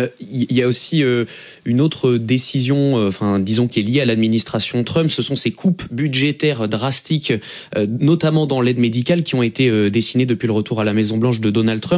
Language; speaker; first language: French; native; French